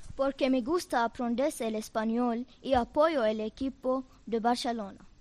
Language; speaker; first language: Spanish; non-native, learner; Arabic